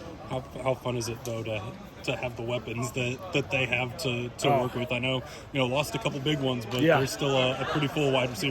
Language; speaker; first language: English; native; English